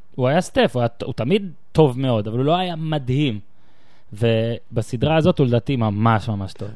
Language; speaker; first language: Hebrew; native; Hebrew